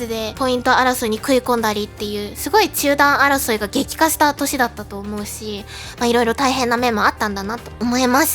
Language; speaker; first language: Japanese; native; Japanese